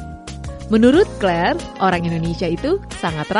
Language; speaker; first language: Indonesian; native; Indonesian